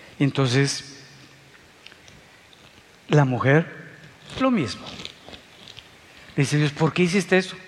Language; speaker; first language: Spanish; native; Spanish